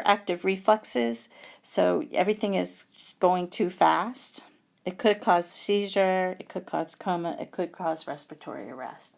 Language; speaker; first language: English; native; English